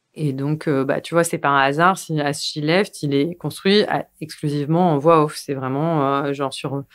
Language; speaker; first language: French; native; French